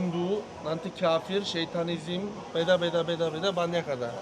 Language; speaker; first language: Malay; non-native, learner; Turkish